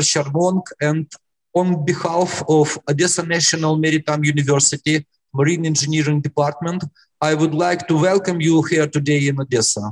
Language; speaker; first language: English; non-native, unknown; Russian